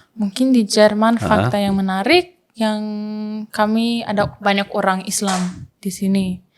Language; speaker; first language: Indonesian; non-native, learner; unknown